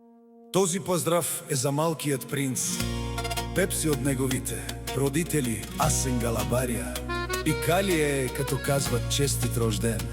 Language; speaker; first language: Bulgarian; non-native, local second language; Romany